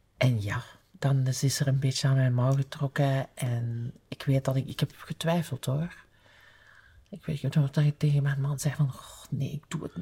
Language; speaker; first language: Dutch; native; Dutch